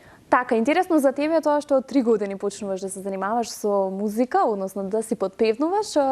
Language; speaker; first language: Macedonian; native; Macedonian